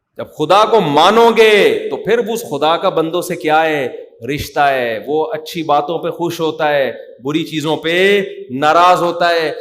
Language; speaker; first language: Urdu; native; Urdu